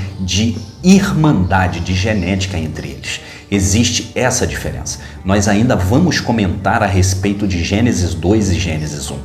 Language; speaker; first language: Portuguese; native; Portuguese